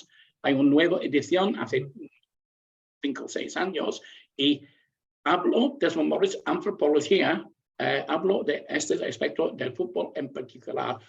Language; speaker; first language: Spanish; non-native, learner; English